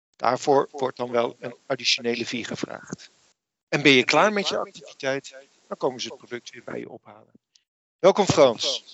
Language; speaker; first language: Dutch; native; Dutch